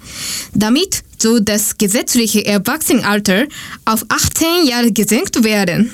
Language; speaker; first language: German; non-native, learner; Japanese